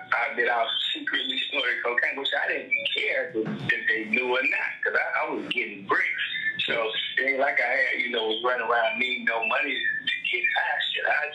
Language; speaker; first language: English; native; English